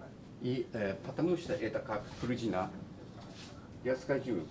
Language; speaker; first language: Russian; non-native, learner; Japanese